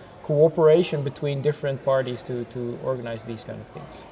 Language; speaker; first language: English; non-native, fluent; Dutch